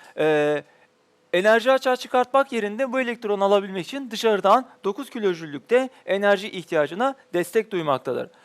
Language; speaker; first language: Turkish; native; Turkish